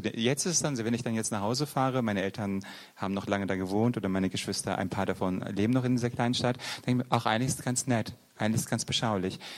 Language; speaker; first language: German; early bilingual, other home language; Turkish